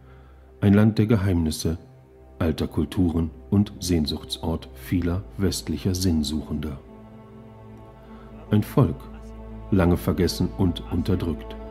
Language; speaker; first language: German; native; German